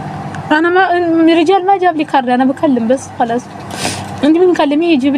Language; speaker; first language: Arabic; non-native, learner; Amharic